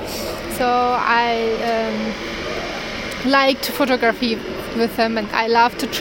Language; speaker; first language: English; non-native, learner; Turkish